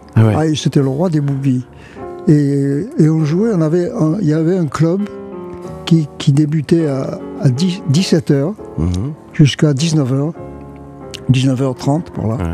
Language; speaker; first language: French; native; French